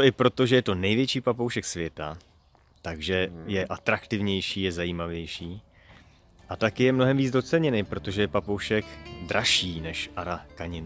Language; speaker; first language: Czech; native; Czech